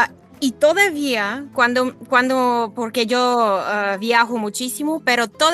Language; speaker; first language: Spanish; non-native, fluent; Bulgarian